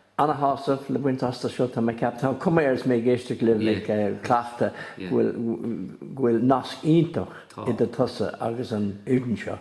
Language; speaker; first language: Irish; native; Irish